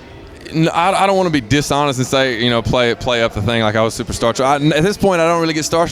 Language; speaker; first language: English; native; English